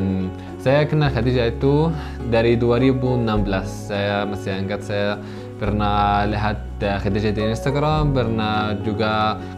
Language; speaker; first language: Indonesian; non-native, fluent; Arabic